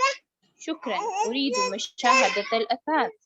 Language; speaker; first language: Arabic; non-native, learner; Urdu